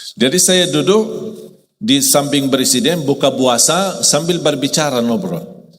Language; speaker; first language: Malay; non-native, fluent; Arabic